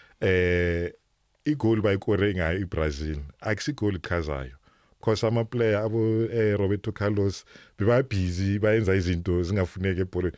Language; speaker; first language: Zulu; non-native, local second language; Northern Sotho